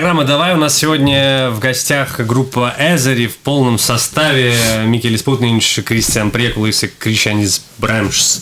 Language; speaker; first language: Russian; native; Russian